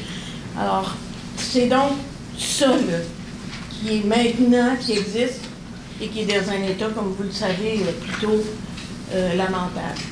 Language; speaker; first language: French; native; French